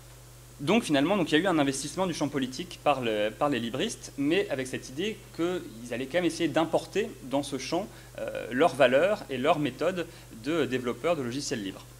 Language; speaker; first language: French; native; French